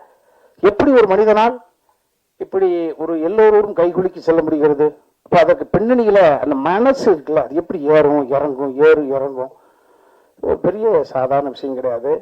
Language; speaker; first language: Tamil; native; Tamil